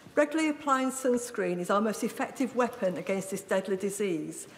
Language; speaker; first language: English; native; English